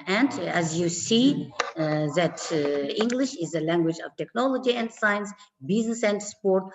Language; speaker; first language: English; non-native, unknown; Kazakh